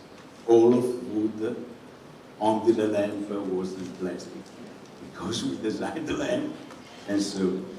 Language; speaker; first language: English; non-native, fluent; Italian